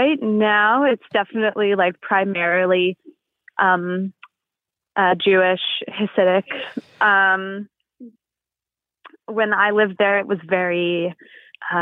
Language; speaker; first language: English; native; English